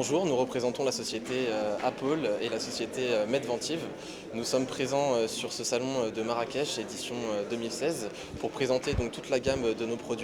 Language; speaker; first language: French; native; French